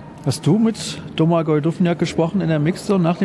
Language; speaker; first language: German; native; German